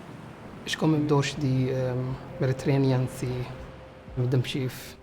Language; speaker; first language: German; non-native, learner; Somali